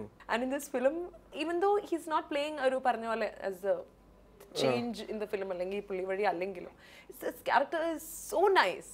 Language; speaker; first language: English; non-native, local second language; Malayalam